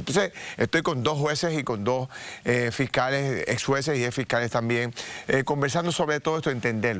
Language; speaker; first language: Spanish; native; Spanish